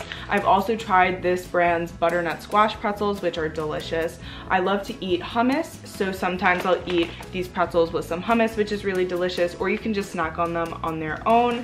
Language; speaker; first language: English; native; English